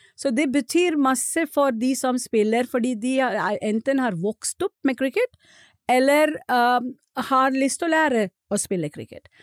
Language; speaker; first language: Norwegian; non-native, fluent; Marathi